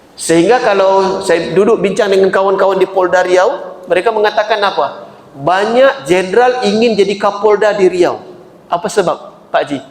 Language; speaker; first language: Malay; native; Malay